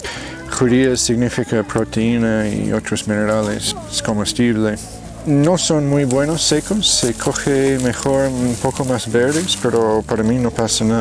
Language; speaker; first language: Spanish; non-native, fluent; English